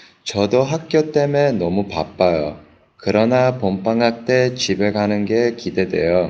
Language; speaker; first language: Korean; non-native, learner; English